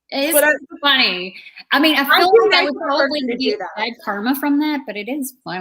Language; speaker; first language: English; native; English